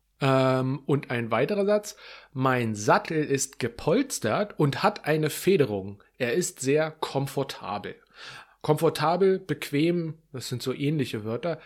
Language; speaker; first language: German; native; German